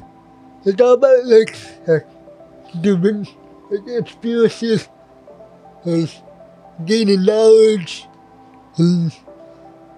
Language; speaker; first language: English; native; English